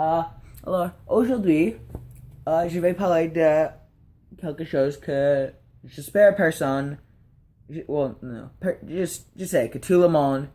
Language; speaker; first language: French; non-native, learner; English